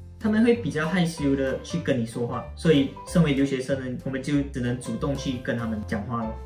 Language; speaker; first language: Chinese; native; Chinese